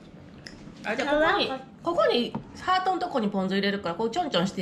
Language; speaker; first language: Japanese; native; Japanese